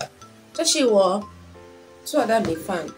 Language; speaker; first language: Chinese; non-native, learner; Igbo